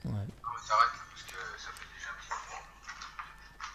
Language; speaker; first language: French; native; French